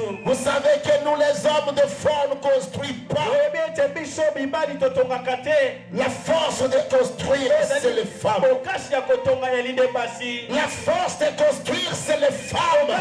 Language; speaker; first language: French; non-native, local second language; Lingala